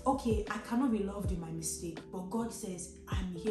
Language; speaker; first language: English; non-native, local second language; Yoruba